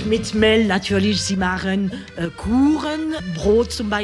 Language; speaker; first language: German; non-native, fluent; French